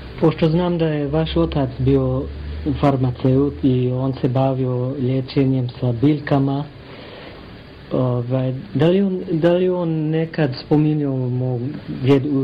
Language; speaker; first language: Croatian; non-native, fluent; English